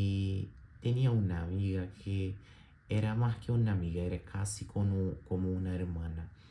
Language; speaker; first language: Spanish; non-native, learner; Portuguese